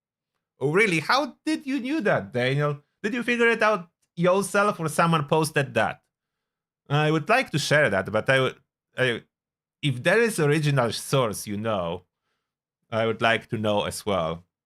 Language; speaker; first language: English; non-native, fluent; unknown